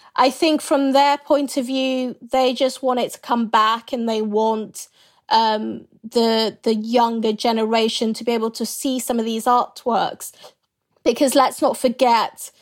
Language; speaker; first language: English; early bilingual, other home language; Yoruba